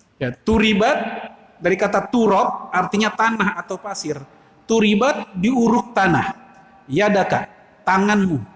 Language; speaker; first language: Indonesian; native; Indonesian